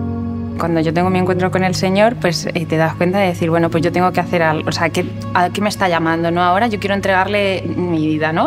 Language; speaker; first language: Spanish; native; Spanish